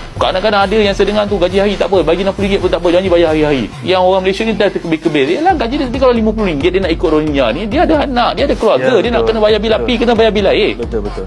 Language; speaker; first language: Malay; native; Malay